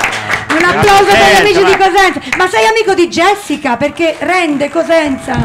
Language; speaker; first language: Italian; native; Italian